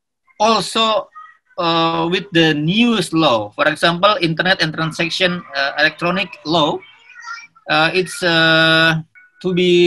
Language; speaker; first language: English; non-native, learner; Indonesian